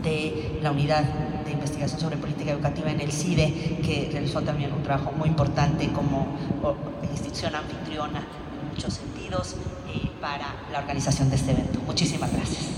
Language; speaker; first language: Spanish; native; Spanish